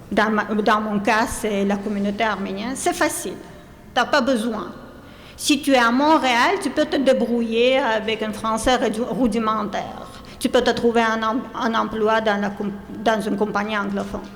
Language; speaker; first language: French; non-native, fluent; Armenian